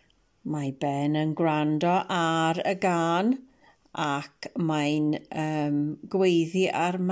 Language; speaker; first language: Welsh; non-native, local second language; English